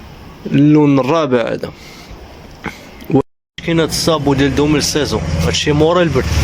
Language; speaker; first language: Arabic; native; Arabic